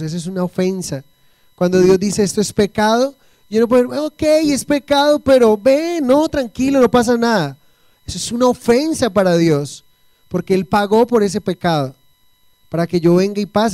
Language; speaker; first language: Spanish; native; Spanish